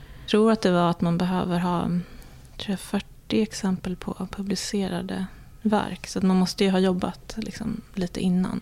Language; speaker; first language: Swedish; native; Swedish